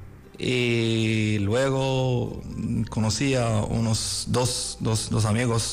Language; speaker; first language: Spanish; non-native, learner; Arabic